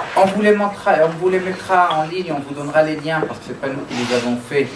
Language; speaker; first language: French; non-native, local second language; Arabic